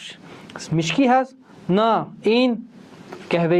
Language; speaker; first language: Persian; non-native, fluent; Urdu